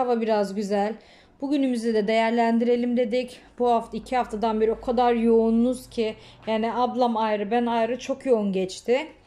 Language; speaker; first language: Turkish; early bilingual, heritage; Turkish